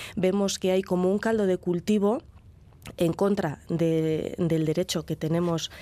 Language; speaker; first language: Spanish; non-native, local second language; Basque